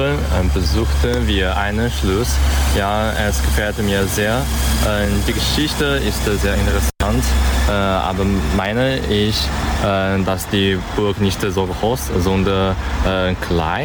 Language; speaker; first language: German; non-native, learner; Chinese